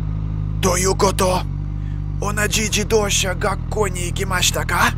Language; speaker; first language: Japanese; non-native, learner; Russian